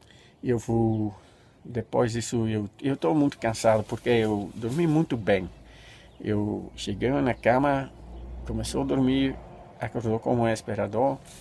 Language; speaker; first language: Portuguese; non-native, fluent; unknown